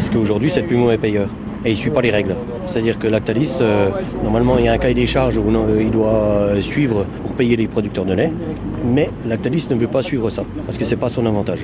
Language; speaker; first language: French; native; French